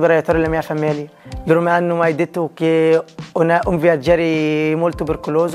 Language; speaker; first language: Italian; non-native, learner; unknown